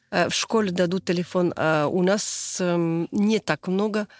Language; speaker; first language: Russian; non-native, learner; French